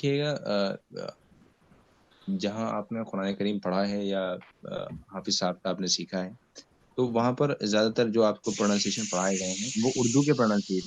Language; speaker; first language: Hindi; native; Hindi